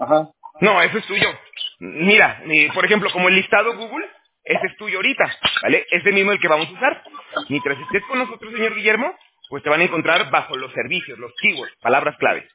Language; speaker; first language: Spanish; native; Spanish